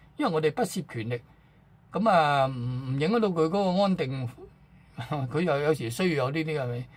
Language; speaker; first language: Chinese; non-native, local second language; Cantonese